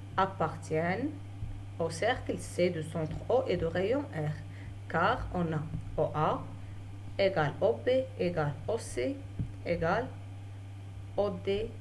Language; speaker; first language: French; non-native, local second language; Arabic